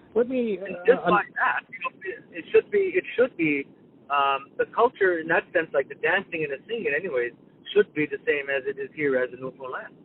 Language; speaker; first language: English; non-native, fluent; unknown